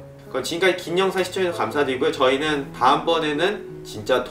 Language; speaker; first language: Korean; native; Korean